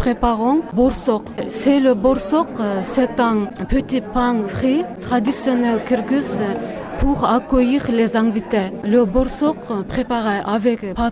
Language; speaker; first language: French; non-native, learner; Kyrgyz